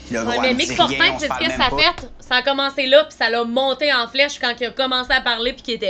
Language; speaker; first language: French; native; French